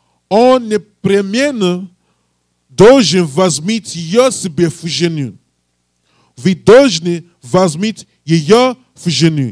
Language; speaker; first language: Russian; non-native, learner; English